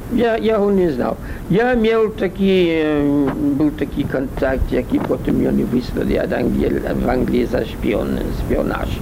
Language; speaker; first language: Belarusian; non-native, learner; French